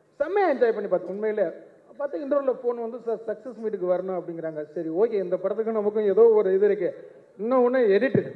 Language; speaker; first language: Tamil; non-native, learner; Telugu